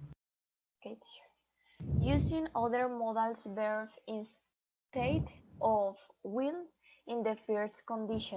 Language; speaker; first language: English; non-native, learner; Spanish